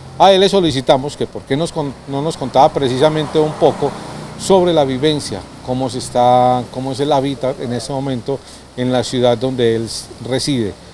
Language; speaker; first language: Spanish; native; Spanish